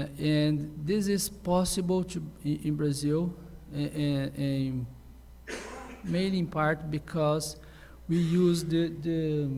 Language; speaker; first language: English; non-native, learner; Portuguese